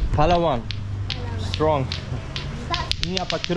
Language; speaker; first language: Indonesian; non-native, learner; German